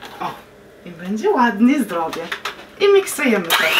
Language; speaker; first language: Polish; non-native, learner; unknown